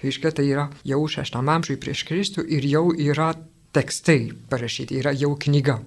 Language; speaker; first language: Lithuanian; non-native, fluent; French